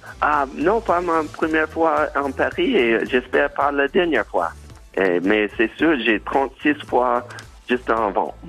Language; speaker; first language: French; non-native, learner; English